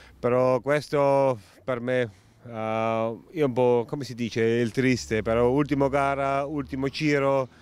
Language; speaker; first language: Italian; non-native, learner; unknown